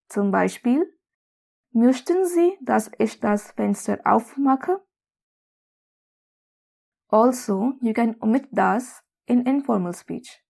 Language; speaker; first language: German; non-native, fluent; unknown